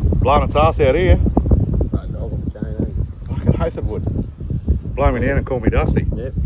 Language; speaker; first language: English; native; English